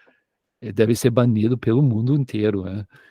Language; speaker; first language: Portuguese; non-native, fluent; English